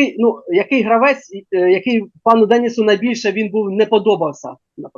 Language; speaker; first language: Ukrainian; native; Ukrainian